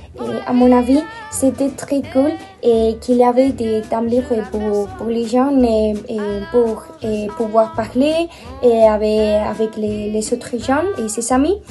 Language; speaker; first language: French; non-native, learner; Spanish